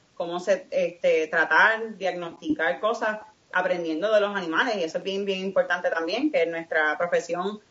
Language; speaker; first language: Spanish; native; Spanish